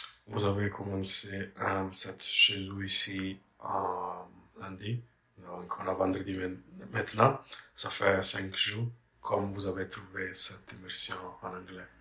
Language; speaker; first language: French; non-native, fluent; English